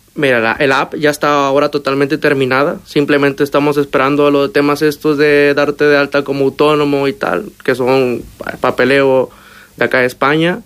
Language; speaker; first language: Spanish; native; Spanish